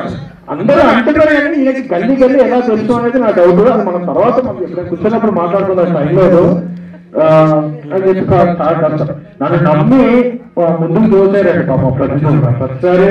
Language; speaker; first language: Telugu; native; Telugu